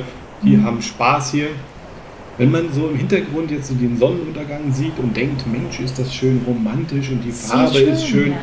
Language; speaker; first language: German; native; German